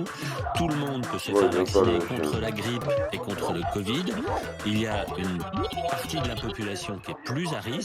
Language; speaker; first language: French; native; French